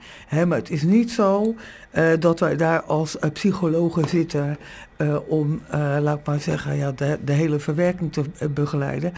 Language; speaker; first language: Dutch; native; Dutch